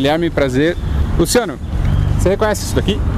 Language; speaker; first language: Portuguese; native; Portuguese